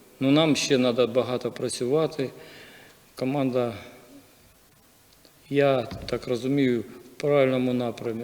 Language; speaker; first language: Ukrainian; non-native, local second language; Russian